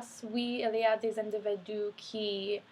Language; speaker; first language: French; non-native, fluent; English